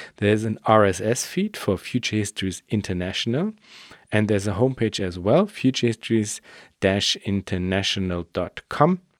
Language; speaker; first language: English; non-native, fluent; German